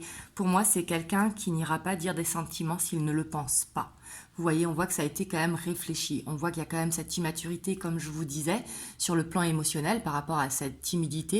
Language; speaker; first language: French; native; French